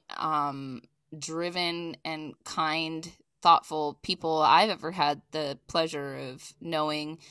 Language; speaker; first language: English; native; English